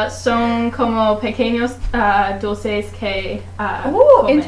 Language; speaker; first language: Spanish; non-native, learner; English